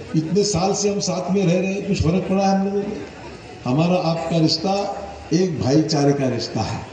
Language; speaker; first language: Hindi; non-native, local second language; Marathi